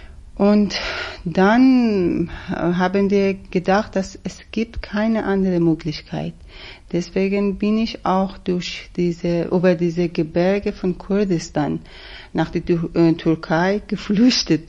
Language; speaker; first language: German; non-native, fluent; Persian